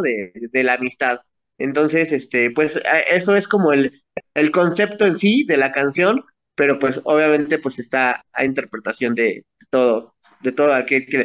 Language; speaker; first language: Spanish; native; Spanish